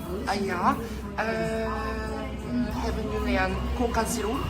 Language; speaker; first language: Dutch; non-native, learner; Korean